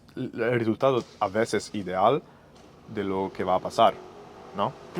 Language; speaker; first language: Spanish; non-native, fluent; Italian